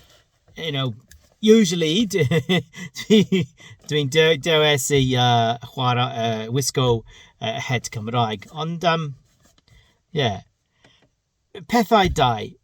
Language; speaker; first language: Welsh; non-native, learner; English